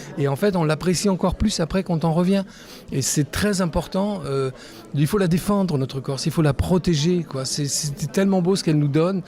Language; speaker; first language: French; non-native, local second language; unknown